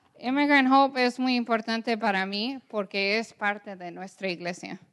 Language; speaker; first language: Spanish; early bilingual, other home language; English